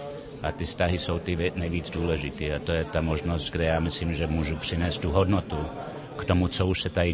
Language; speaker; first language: Czech; early bilingual, heritage; Czech